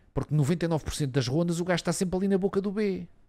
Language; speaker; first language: Portuguese; native; Portuguese